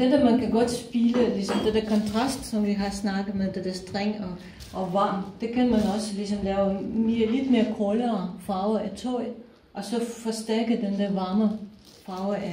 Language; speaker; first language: Danish; non-native, fluent; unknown